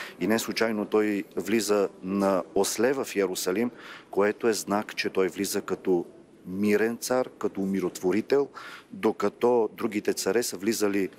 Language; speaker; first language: Bulgarian; native; Bulgarian